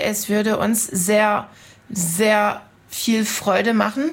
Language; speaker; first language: German; non-native, fluent; French